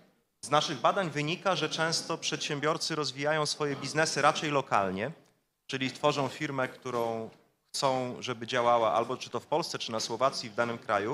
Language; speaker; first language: Polish; native; Polish